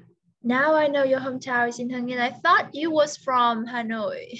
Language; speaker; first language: English; non-native, fluent; Vietnamese